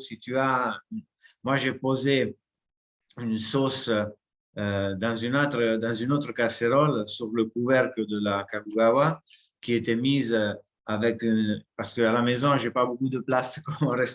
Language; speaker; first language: French; non-native, fluent; Italian